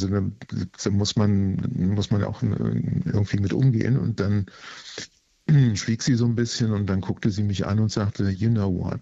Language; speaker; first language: German; native; German